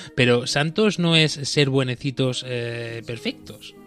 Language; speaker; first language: Spanish; native; Spanish